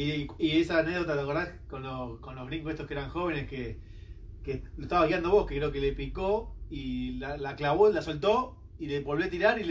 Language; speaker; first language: Spanish; native; Spanish